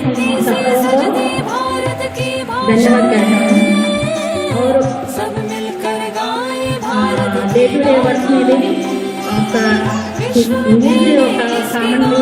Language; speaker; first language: Hindi; non-native, local second language; Telugu